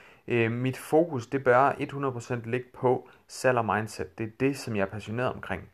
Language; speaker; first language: Danish; native; Danish